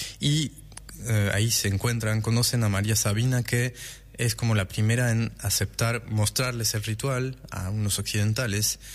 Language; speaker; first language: Spanish; non-native, fluent; French